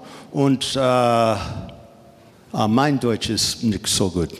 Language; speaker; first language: German; non-native, learner; English